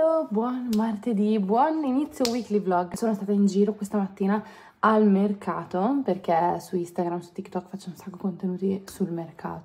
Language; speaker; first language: Italian; native; Italian